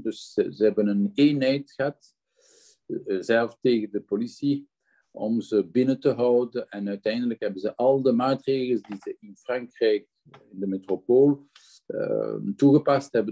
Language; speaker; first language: Dutch; non-native, local second language; French